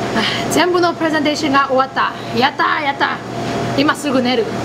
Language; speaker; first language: Japanese; non-native, learner; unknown